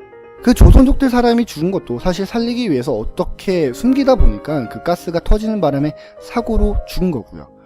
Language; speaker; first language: Korean; native; Korean